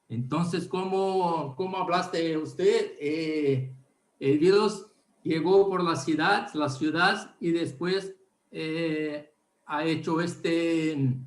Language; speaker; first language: Spanish; non-native, learner; Portuguese